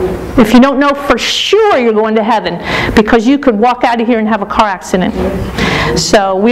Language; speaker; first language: English; native; English